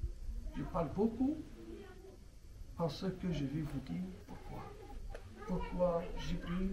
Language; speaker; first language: French; non-native, local second language; Arabic